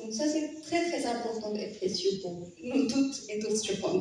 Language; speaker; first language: French; non-native, fluent; Persian